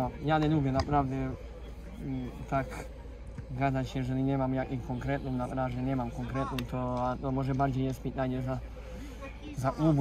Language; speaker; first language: Polish; non-native, fluent; Serbian